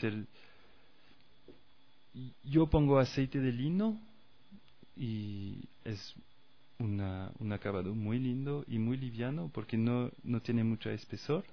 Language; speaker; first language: Spanish; non-native, fluent; French